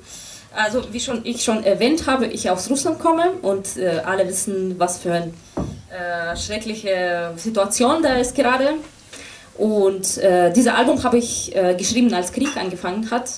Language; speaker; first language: German; non-native, fluent; Russian